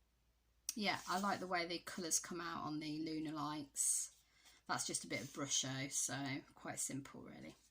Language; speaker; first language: English; native; English